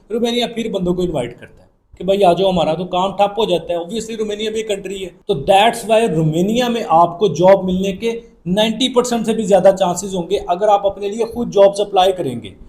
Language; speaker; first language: Urdu; non-native, local second language; Punjabi